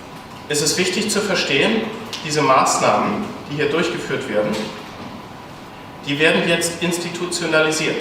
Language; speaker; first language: German; native; German